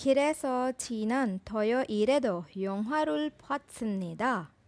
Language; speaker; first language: Korean; non-native, fluent; Urdu